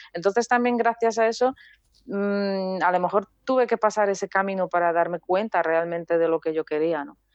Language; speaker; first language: Spanish; non-native, fluent; Polish